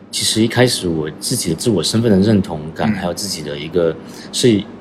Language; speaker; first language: Chinese; native; Chinese